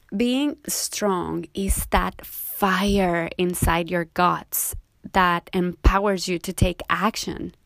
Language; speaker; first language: English; non-native, fluent; Spanish